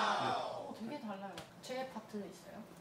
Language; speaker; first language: Korean; non-native, learner; Chinese